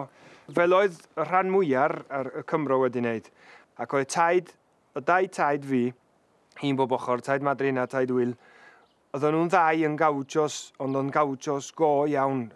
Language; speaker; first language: Welsh; early bilingual, heritage; Welsh